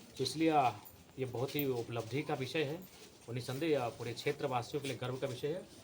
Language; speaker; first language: Hindi; native; Hindi